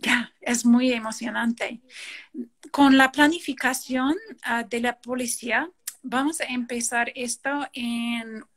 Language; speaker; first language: Spanish; non-native, fluent; English